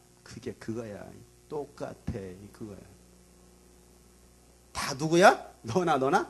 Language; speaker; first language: Korean; native; Korean